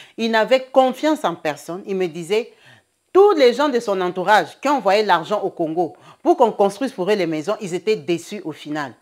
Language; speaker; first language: French; non-native, local second language; Lingala